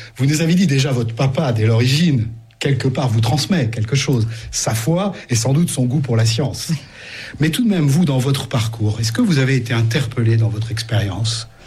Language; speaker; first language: French; native; French